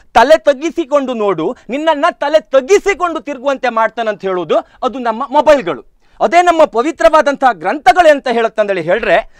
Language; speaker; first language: Kannada; native; Kannada